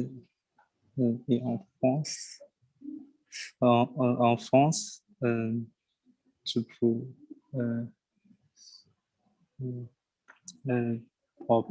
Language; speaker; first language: French; non-native, learner; Chinese